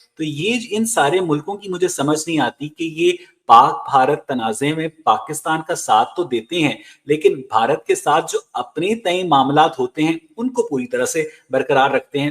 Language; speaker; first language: Urdu; native; Urdu